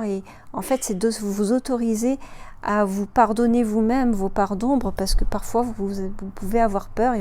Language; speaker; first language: French; native; French